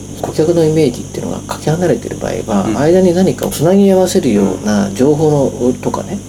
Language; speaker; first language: Japanese; native; Japanese